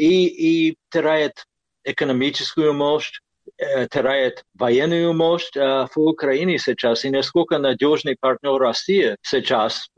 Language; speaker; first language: Russian; non-native, fluent; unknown